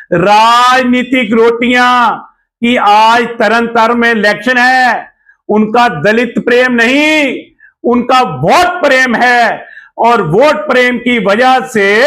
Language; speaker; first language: Hindi; non-native, local second language; Punjabi